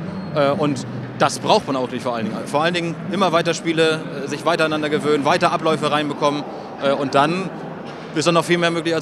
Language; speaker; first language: German; native; German